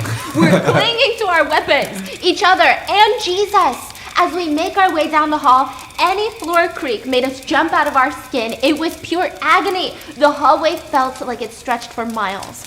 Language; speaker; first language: English; native; English